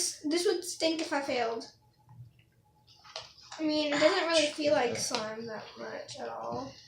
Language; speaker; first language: English; native; English